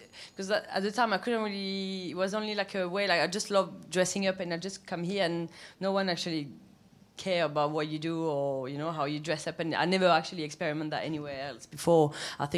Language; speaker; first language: English; non-native, fluent; French